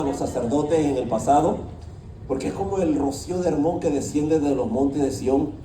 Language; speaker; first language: Spanish; native; Spanish